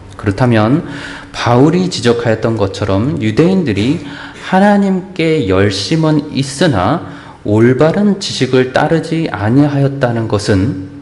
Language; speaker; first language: Korean; native; Korean